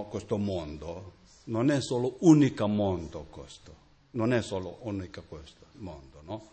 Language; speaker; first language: Italian; non-native, learner; Tibetan